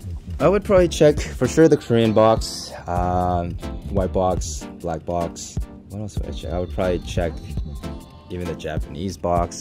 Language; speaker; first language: English; early bilingual, other home language; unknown